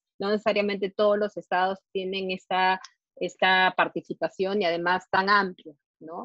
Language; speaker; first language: Spanish; native; Spanish